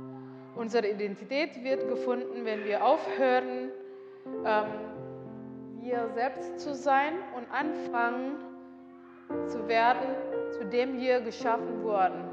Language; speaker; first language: German; non-native, learner; Indonesian